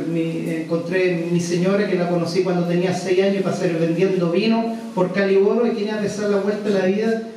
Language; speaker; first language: Spanish; native; Spanish